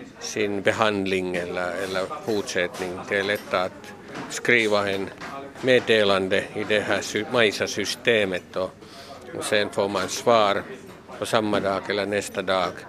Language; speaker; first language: Swedish; non-native, local second language; Finnish